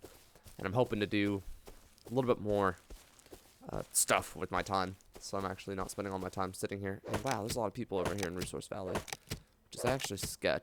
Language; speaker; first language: English; native; English